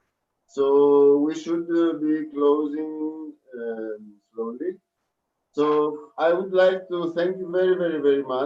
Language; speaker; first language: English; non-native, fluent; Greek